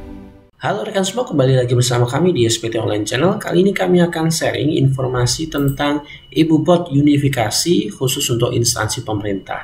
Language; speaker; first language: Indonesian; native; Indonesian